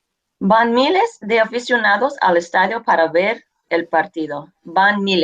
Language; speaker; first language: Spanish; non-native, fluent; English